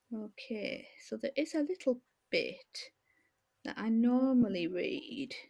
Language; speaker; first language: English; native; English